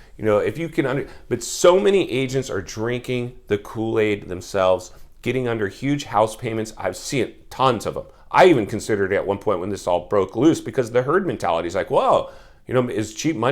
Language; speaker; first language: English; native; English